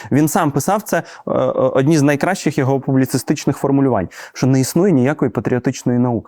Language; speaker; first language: Ukrainian; native; Ukrainian